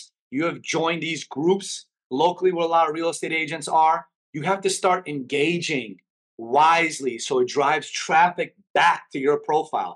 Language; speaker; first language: English; early bilingual, other home language; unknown